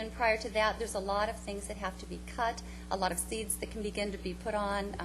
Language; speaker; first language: English; native; English